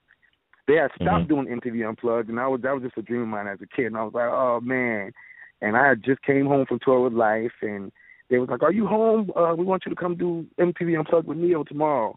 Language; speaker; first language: English; native; English